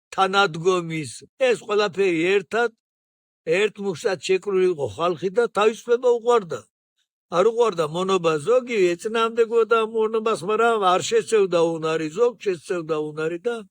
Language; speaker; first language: Georgian; non-native, local second language; Svan